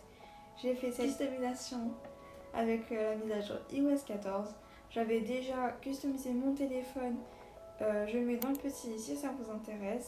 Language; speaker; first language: French; native; French